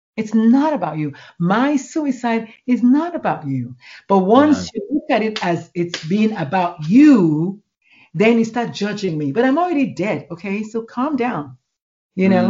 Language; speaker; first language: English; non-native, local second language; Igbo